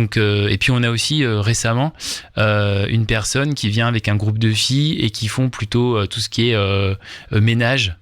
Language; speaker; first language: French; native; French